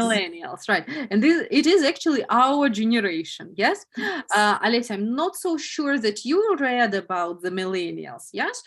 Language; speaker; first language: English; non-native, fluent; Russian